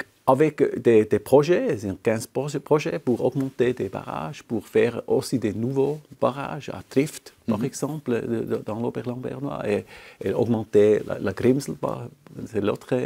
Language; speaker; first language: French; non-native, local second language; German